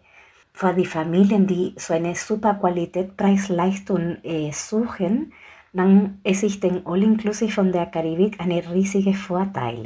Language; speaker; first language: German; non-native, fluent; Spanish